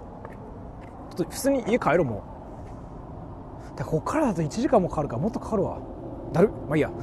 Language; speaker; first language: Japanese; native; Japanese